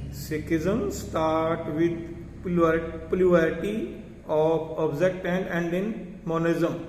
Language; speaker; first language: English; non-native, local second language; Punjabi